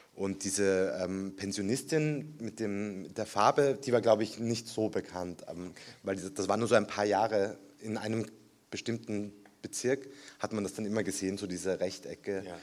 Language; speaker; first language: German; early bilingual, other home language; Spanish